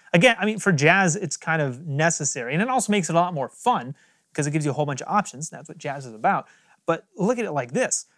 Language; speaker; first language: English; native; English